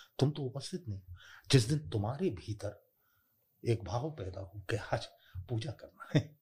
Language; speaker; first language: Hindi; native; Hindi